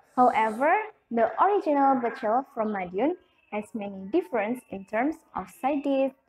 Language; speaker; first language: English; non-native, learner; Indonesian